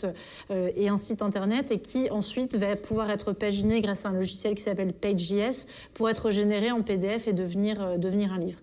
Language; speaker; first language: French; native; French